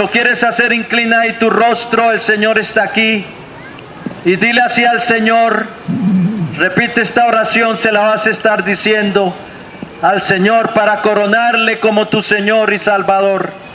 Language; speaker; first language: Spanish; native; Spanish